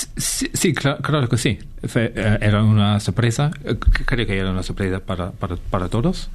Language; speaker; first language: Spanish; non-native, fluent; English